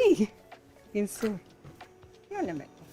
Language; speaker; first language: French; non-native, learner; Spanish